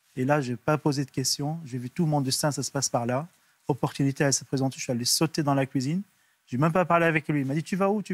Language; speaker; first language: French; non-native, local second language; Arabic